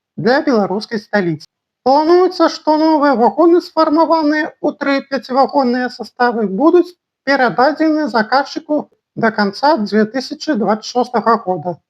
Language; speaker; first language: Belarusian; non-native, local second language; Russian